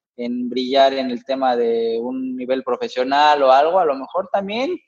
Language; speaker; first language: Spanish; native; Spanish